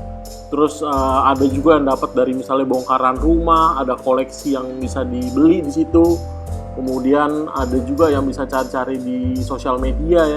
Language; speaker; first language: Indonesian; native; Indonesian